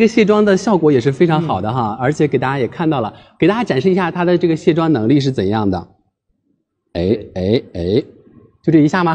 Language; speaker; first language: Chinese; native; Chinese